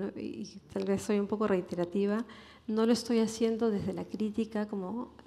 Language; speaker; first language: Spanish; native; Spanish